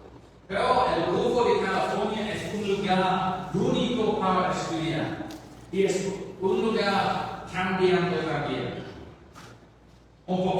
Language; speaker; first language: Spanish; non-native, learner; English